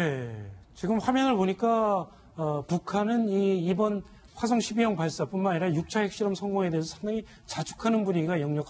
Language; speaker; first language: Korean; native; Korean